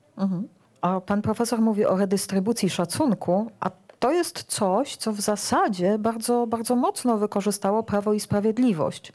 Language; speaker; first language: Polish; native; Polish